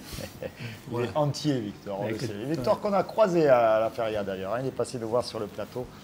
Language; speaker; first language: French; native; French